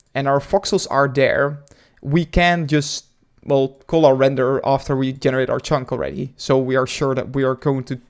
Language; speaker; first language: English; non-native, fluent; Dutch